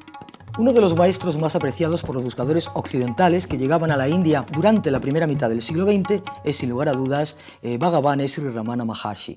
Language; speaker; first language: Spanish; native; Spanish